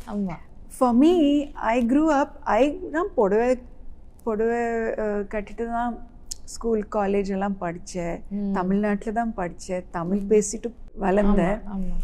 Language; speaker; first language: Tamil; non-native, local second language; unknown